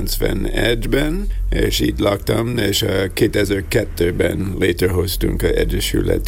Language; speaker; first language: Hungarian; non-native, learner; English